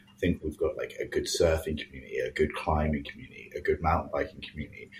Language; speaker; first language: English; native; English